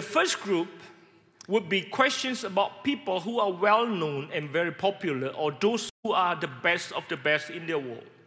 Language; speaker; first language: English; non-native, fluent; Indonesian